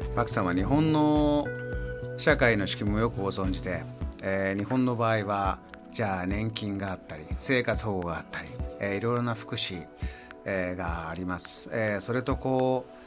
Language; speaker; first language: Japanese; native; Japanese